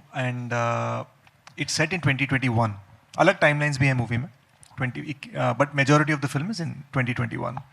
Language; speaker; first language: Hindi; non-native, learner; Telugu